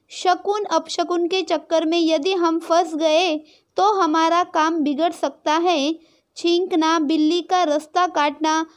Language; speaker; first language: Hindi; non-native, local second language; Marathi